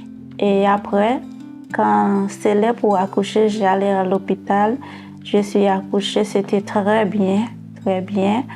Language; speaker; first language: French; non-native, learner; Haitian Creole